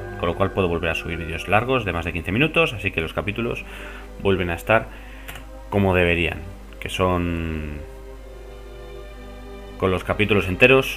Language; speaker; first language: Spanish; native; Spanish